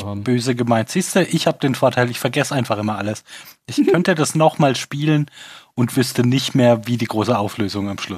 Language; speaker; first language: German; native; German